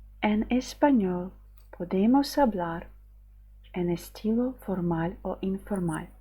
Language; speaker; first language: Spanish; non-native, fluent; Ukrainian